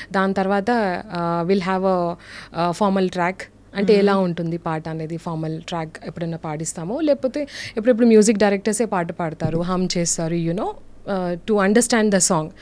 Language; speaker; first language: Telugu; non-native, local second language; Urdu